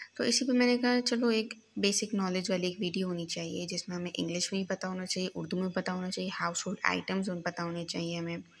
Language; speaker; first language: Urdu; native; Urdu